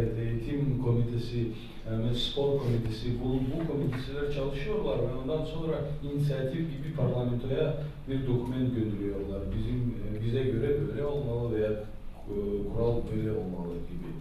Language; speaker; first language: Turkish; non-native, learner; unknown